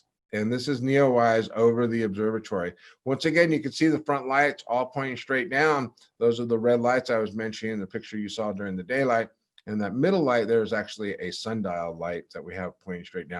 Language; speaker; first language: English; native; English